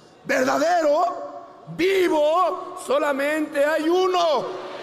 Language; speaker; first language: Spanish; native; Spanish